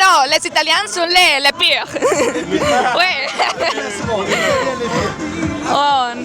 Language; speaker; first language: French; non-native, learner; Spanish